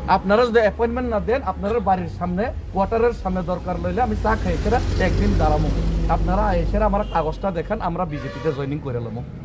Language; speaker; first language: Bangla; non-native, local second language; Kok Borok